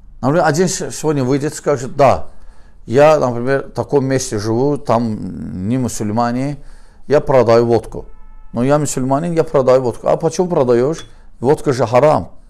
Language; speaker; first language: Russian; non-native, learner; Azerbaijani